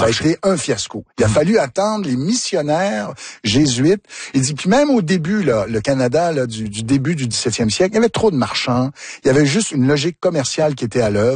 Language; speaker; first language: French; native; French